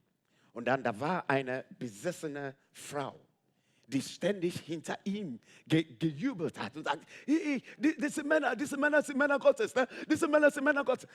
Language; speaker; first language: German; non-native, fluent; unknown